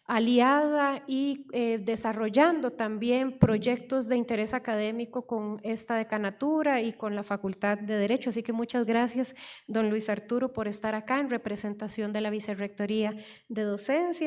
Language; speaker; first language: Spanish; native; Spanish